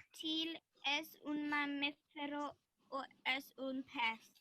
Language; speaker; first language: Spanish; non-native, learner; English